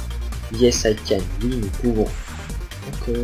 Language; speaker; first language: French; native; French